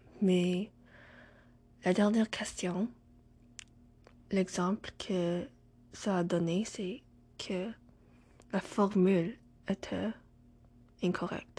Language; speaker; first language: French; non-native, learner; English